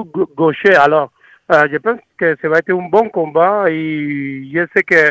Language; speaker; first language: French; non-native, learner; Spanish